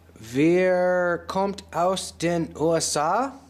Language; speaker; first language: German; non-native, learner; English